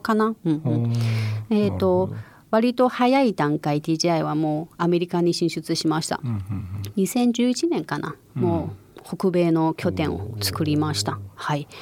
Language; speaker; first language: Japanese; non-native, fluent; Chinese